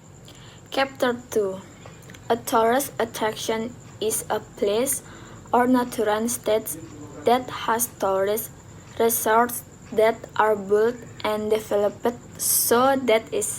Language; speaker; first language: English; non-native, learner; Indonesian